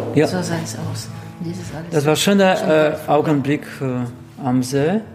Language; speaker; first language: German; non-native, learner; Polish